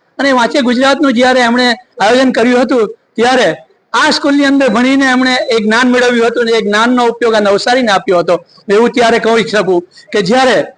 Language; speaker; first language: Gujarati; native; Gujarati